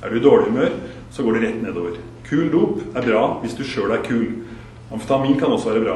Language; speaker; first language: Norwegian; native; Norwegian